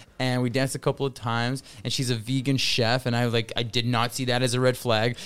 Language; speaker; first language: English; early bilingual, other home language; Russian